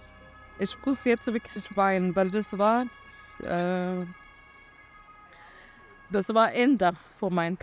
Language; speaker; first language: German; non-native, fluent; Arabic